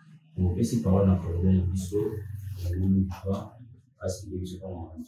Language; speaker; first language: Portuguese; non-native, learner; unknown